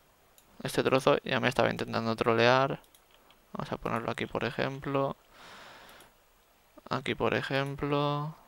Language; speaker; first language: Spanish; native; Spanish